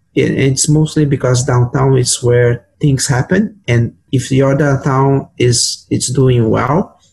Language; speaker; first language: English; non-native, fluent; Portuguese